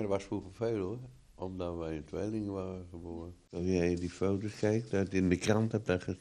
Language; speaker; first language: Dutch; native; Dutch